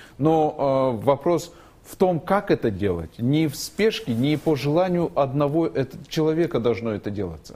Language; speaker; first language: Russian; non-native, local second language; Kyrgyz